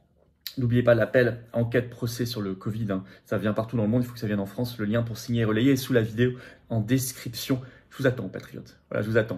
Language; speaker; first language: French; native; French